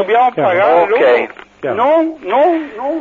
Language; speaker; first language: Italian; non-native, fluent; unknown